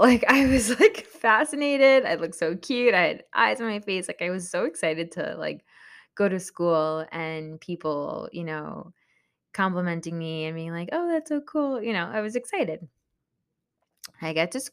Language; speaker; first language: English; early bilingual, other home language; Spanish